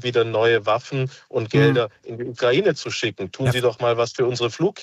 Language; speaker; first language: German; native; German